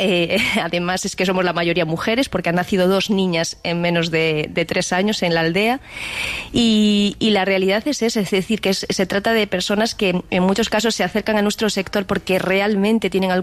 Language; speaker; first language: Spanish; native; Spanish